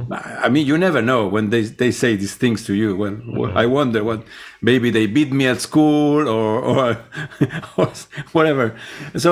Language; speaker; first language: English; non-native, fluent; Spanish